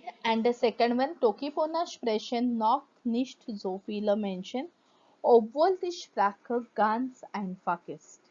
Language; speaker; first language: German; non-native, fluent; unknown